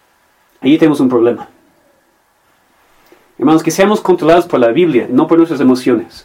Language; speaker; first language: Spanish; non-native, fluent; English